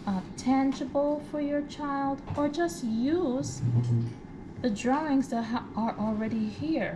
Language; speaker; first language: English; native; English